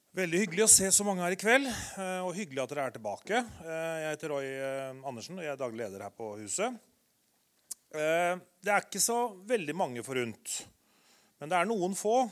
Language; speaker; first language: Norwegian; native; Norwegian